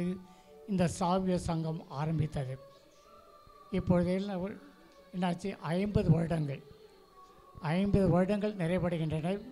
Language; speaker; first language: Tamil; native; Tamil